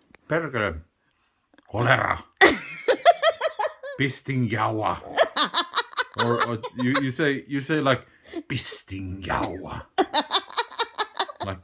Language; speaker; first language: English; non-native, fluent; Finnish